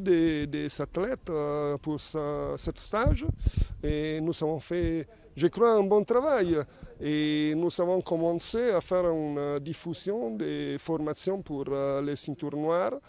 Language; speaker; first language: French; non-native, learner; Italian